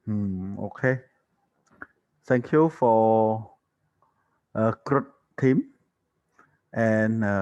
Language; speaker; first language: English; non-native, learner; Khmer